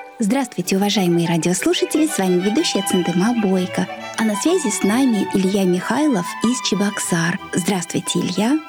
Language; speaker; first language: Russian; native; Russian